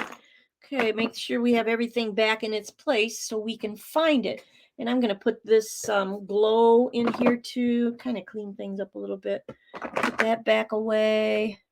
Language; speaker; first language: English; native; English